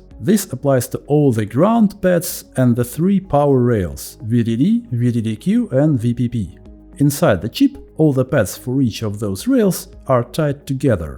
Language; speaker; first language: English; non-native, fluent; Russian